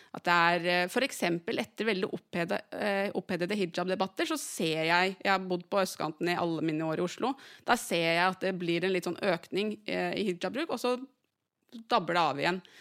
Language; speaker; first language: Norwegian; native; Norwegian